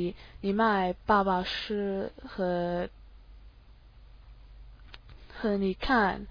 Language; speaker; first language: Chinese; non-native, learner; English